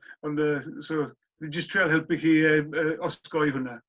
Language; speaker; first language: Welsh; non-native, local second language; English